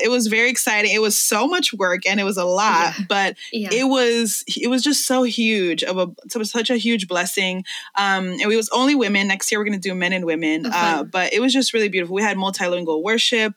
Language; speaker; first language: English; early bilingual, other home language; Spanish